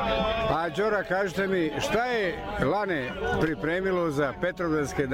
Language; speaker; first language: Croatian; native; Croatian